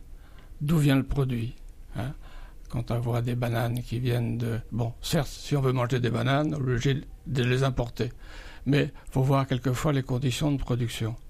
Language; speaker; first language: French; native; French